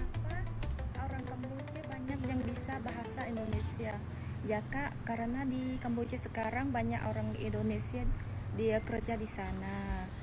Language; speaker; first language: Indonesian; non-native, fluent; Khmer